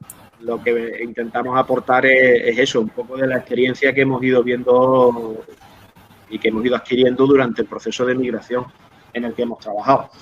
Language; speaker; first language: Spanish; native; Spanish